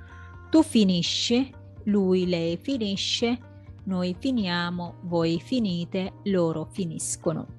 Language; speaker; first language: Italian; non-native, fluent; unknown